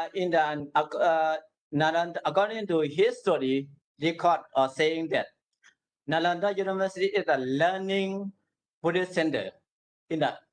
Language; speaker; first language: English; non-native, learner; Burmese